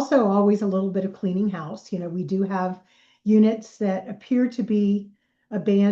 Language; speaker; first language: English; native; English